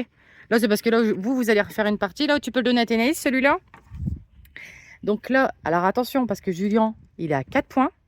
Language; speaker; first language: French; native; French